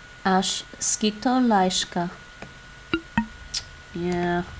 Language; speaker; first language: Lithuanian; non-native, learner; English